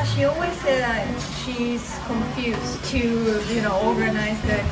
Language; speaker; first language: English; non-native, fluent; Japanese